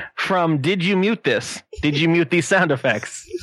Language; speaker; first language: English; native; English